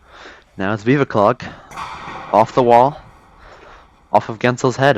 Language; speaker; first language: English; native; English